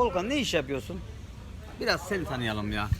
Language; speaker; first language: Turkish; native; Turkish